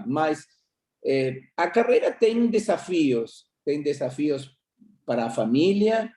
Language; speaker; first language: Portuguese; non-native, fluent; Spanish